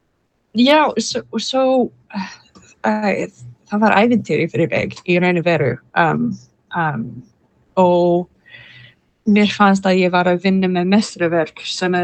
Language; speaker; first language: Icelandic; non-native, learner; English